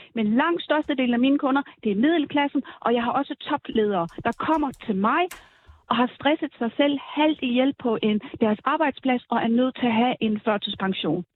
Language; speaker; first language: Danish; native; Danish